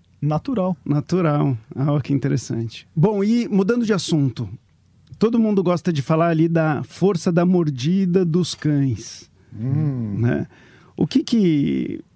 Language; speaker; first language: Portuguese; native; Portuguese